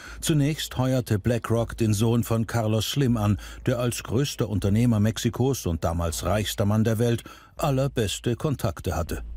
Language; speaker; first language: German; native; German